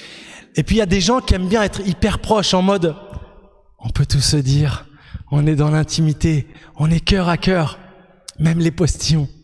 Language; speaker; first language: French; native; French